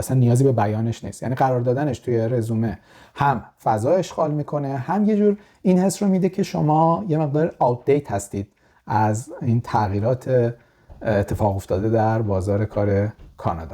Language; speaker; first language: Persian; native; Persian